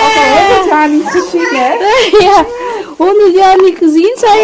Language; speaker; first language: Dutch; non-native, fluent; Filipino